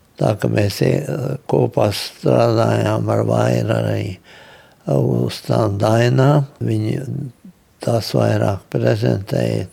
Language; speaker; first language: Latvian; native; Latvian